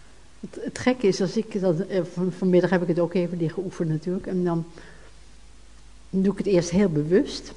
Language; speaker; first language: Dutch; native; Dutch